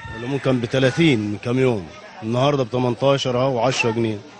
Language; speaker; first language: Arabic; native; Arabic